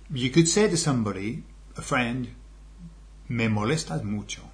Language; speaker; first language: English; native; English